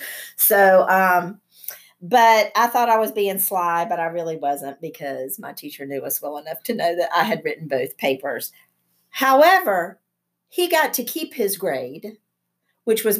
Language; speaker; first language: English; native; English